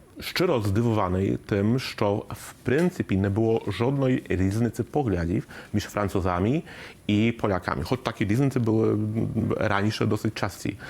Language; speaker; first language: Polish; non-native, learner; Ukrainian